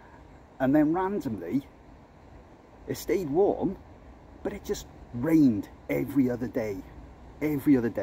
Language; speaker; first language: English; native; English